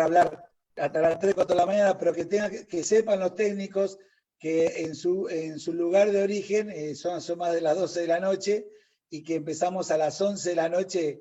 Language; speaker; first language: Spanish; native; Spanish